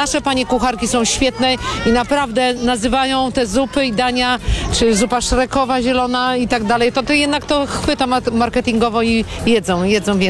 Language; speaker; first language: Polish; native; Polish